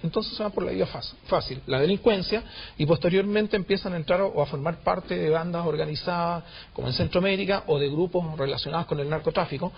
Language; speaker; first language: Spanish; native; Spanish